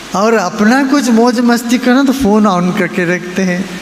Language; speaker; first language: Hindi; non-native, local second language; Malayalam